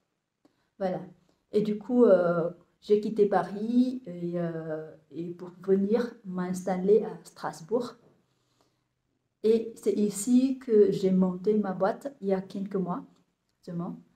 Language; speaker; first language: French; non-native, fluent; Vietnamese